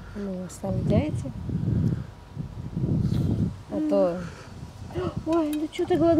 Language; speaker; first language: Russian; native; Russian